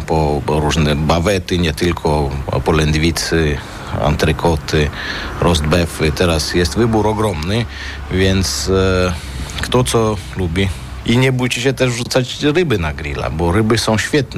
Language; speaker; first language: Polish; non-native, fluent; Armenian